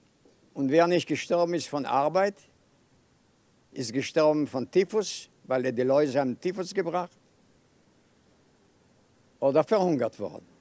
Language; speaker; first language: German; non-native, fluent; Yiddish